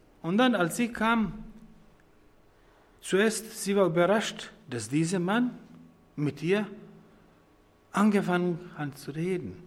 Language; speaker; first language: German; non-native, fluent; Croatian